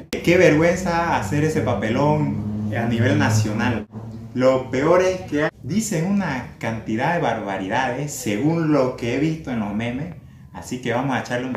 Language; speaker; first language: Spanish; native; Spanish